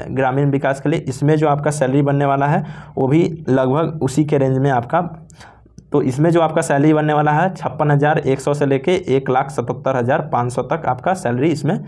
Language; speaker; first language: Hindi; native; Hindi